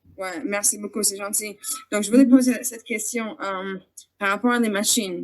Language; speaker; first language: French; non-native, fluent; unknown